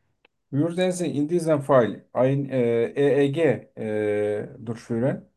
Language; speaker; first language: German; non-native, fluent; Turkish